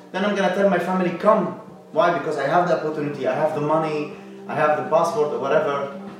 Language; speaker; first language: English; non-native, fluent; Arabic